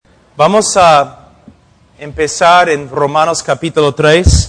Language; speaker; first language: Spanish; non-native, fluent; English